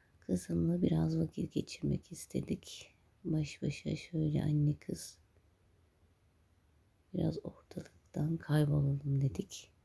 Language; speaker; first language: Turkish; native; Turkish